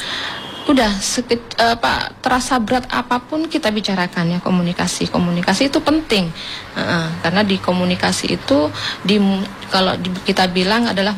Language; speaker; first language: Indonesian; native; Indonesian